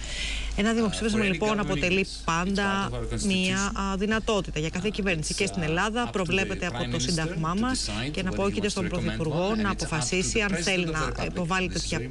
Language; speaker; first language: Greek; native; Greek